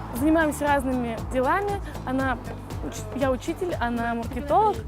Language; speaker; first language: Russian; native; Russian